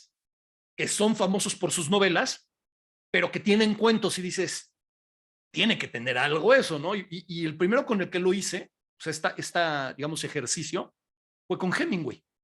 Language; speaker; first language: Spanish; native; Spanish